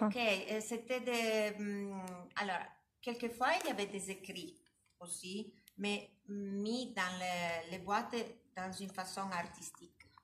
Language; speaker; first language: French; non-native, learner; Italian